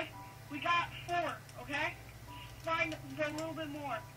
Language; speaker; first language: English; native; English